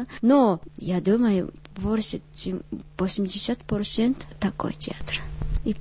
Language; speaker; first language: Russian; non-native, learner; Japanese